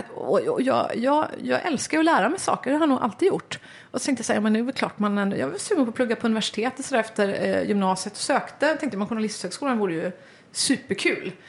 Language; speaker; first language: Swedish; native; Swedish